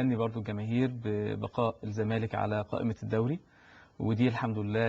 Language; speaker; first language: Arabic; native; Arabic